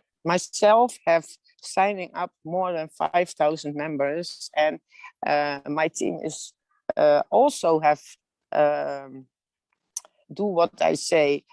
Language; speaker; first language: English; non-native, learner; Dutch